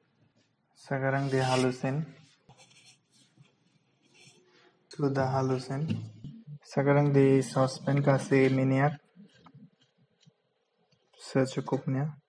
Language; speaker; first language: Indonesian; non-native, fluent; Bangla